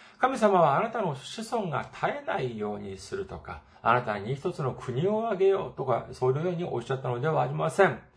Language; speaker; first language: Japanese; non-native, fluent; Korean